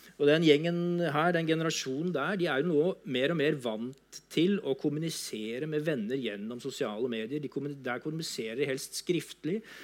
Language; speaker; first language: Norwegian; native; Norwegian